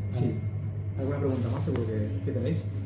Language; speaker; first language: Spanish; native; Spanish